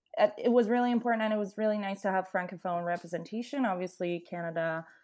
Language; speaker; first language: English; non-native, fluent; Italian